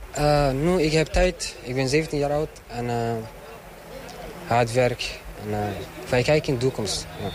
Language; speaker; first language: Dutch; non-native, learner; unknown